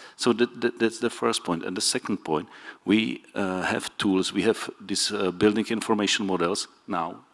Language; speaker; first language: English; non-native, fluent; Czech